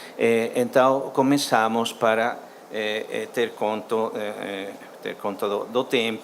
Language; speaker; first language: Portuguese; non-native, learner; Spanish